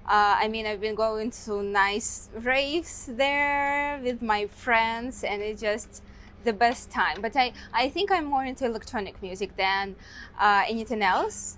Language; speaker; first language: English; non-native, fluent; Russian